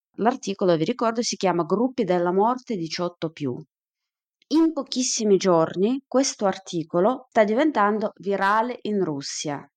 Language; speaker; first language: Italian; non-native, fluent; Russian